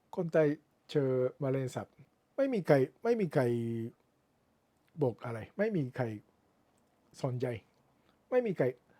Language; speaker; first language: Thai; non-native, learner; Japanese